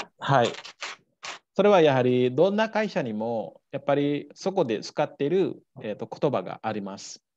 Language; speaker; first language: Japanese; native; Japanese